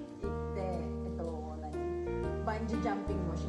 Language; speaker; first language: Japanese; non-native, fluent; Filipino